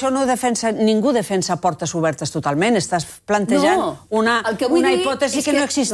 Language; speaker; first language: Catalan; native; Catalan